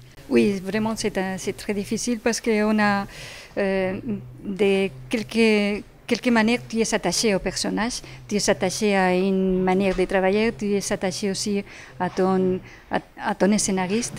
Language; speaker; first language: French; non-native, fluent; Spanish